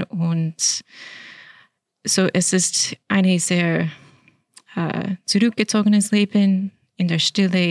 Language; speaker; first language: German; non-native, fluent; English